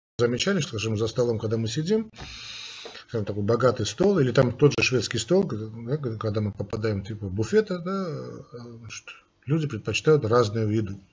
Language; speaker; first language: Russian; non-native, local second language; Armenian